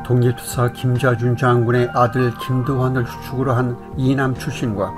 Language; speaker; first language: Korean; native; Korean